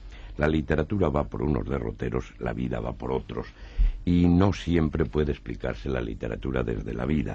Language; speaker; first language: Spanish; native; Spanish